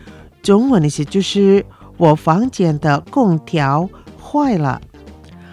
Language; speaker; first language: Chinese; non-native, local second language; Indonesian